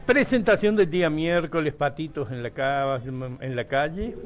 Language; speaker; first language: Spanish; native; Spanish